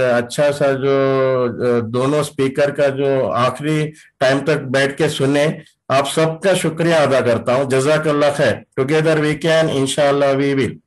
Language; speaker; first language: Urdu; native; Urdu